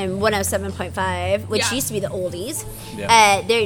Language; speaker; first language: English; native; English